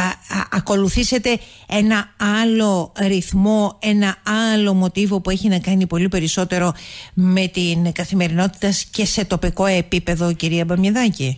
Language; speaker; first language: Greek; native; Greek